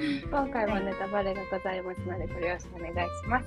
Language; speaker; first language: Japanese; native; Japanese